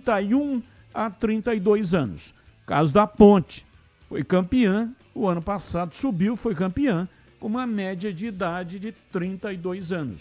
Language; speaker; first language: Portuguese; native; Portuguese